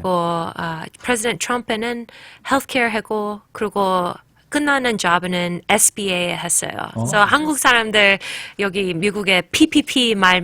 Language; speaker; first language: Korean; early bilingual, heritage; English